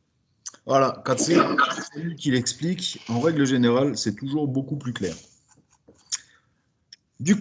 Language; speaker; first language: French; native; French